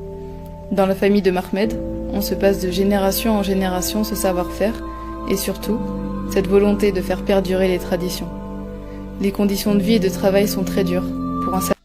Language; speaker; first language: French; native; French